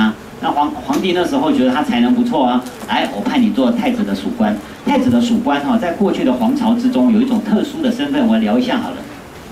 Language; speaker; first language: Chinese; native; Chinese